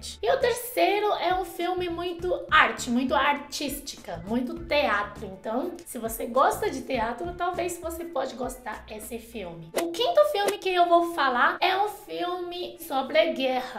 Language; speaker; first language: Portuguese; non-native, fluent; Chinese